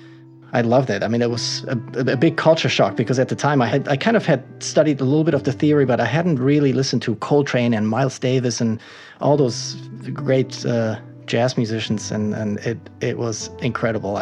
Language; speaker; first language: English; non-native, fluent; German